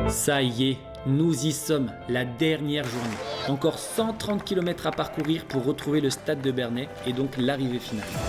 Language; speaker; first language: French; native; French